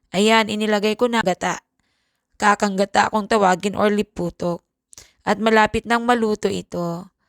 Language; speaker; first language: Filipino; non-native, local second language; Bikol